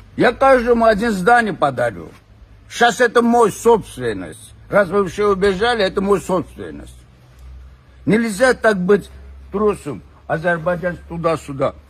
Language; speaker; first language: Russian; non-native, local second language; Armenian